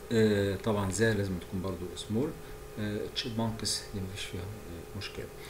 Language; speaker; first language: Arabic; native; Arabic